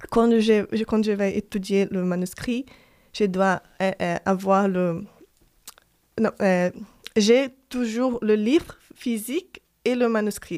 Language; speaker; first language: French; non-native, fluent; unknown